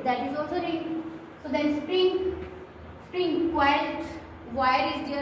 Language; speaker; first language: English; non-native, local second language; Hindi